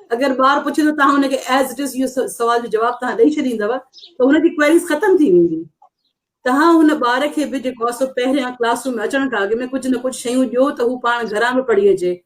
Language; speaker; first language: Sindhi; non-native, local second language; Urdu